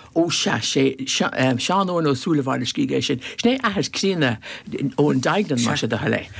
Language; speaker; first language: Irish; native; Irish